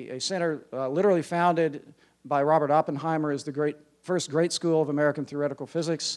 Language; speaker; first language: English; native; English